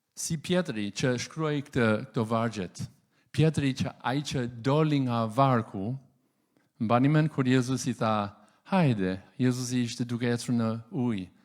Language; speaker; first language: Albanian; non-native, fluent; English